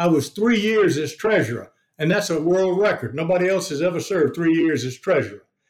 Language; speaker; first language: English; native; English